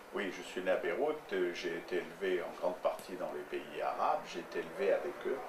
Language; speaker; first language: French; native; French